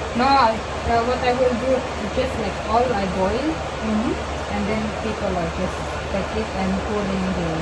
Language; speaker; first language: English; non-native, learner; Indonesian